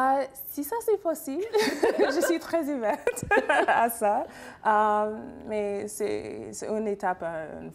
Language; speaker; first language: French; non-native, fluent; English